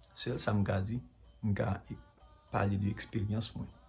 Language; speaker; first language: French; non-native, local second language; Haitian Creole